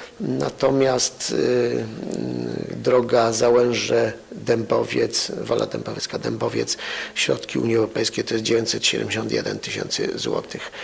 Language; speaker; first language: Polish; native; Polish